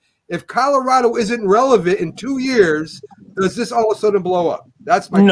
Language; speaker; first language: English; native; English